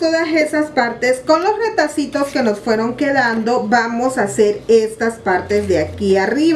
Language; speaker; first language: Spanish; native; Spanish